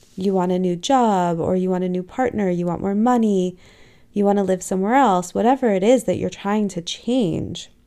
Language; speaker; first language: English; native; English